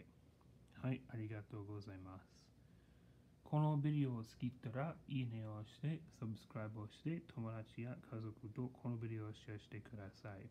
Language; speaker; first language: Japanese; non-native, learner; English